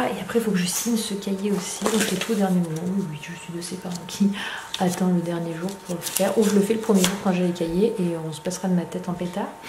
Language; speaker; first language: French; native; French